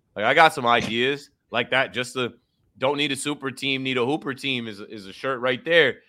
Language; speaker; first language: English; native; English